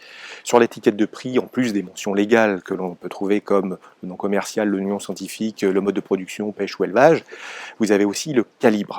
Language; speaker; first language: French; native; French